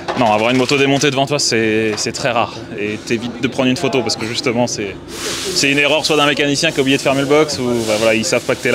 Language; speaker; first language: French; native; French